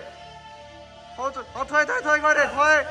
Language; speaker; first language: Chinese; native; Chinese